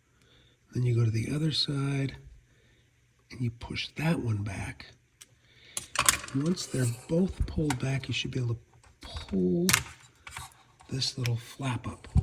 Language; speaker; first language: English; native; English